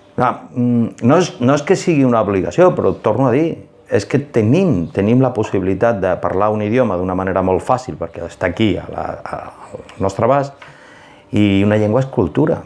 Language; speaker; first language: Catalan; non-native, local second language; Spanish